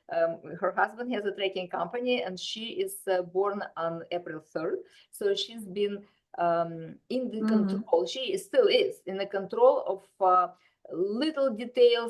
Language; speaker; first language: English; non-native, fluent; Russian